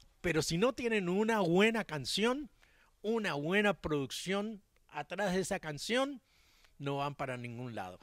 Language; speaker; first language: Spanish; early bilingual, heritage; Spanish